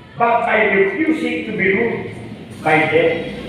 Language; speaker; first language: English; non-native, local second language; Filipino